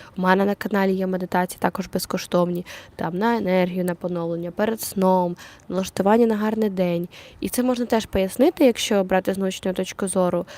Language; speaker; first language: Ukrainian; non-native, local second language; Russian